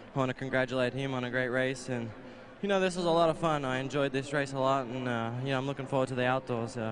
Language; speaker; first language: English; native; English